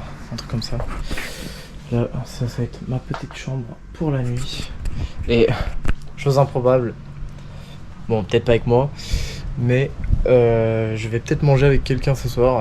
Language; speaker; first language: French; native; French